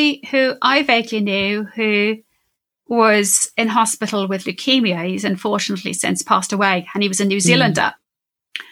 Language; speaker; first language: English; native; English